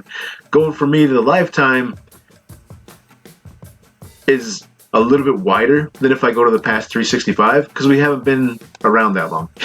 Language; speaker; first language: English; native; English